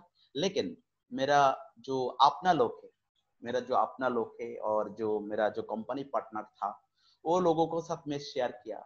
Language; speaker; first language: Hindi; non-native, fluent; Bangla